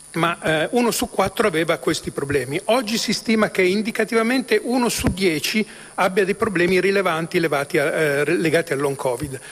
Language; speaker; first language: Italian; native; Italian